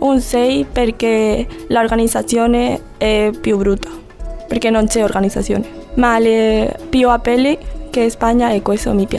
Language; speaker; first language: Italian; non-native, learner; Spanish